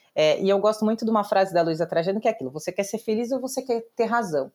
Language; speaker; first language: Portuguese; native; Portuguese